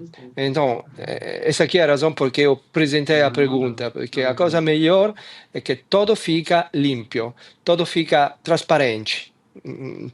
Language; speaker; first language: Portuguese; non-native, fluent; Italian